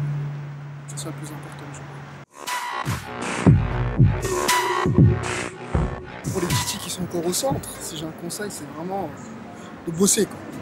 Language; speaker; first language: French; early bilingual, other home language; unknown